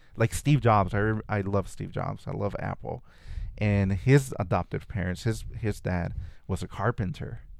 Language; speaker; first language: English; early bilingual, other home language; Spanish